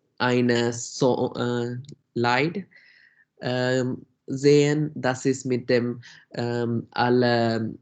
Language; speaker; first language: German; non-native, learner; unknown